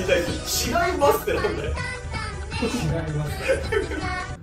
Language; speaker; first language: Japanese; native; Japanese